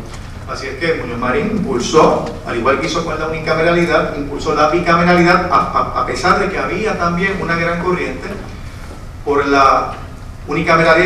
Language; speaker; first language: Spanish; native; Spanish